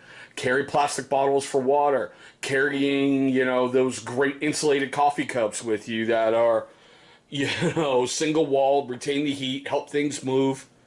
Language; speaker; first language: English; native; English